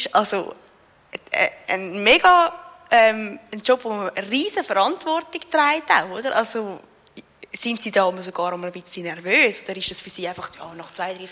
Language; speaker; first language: German; native; German